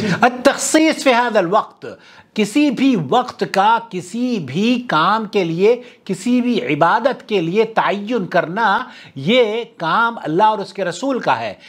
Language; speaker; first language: Urdu; native; Urdu